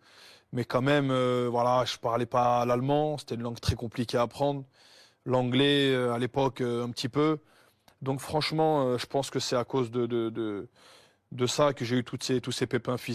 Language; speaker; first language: French; native; French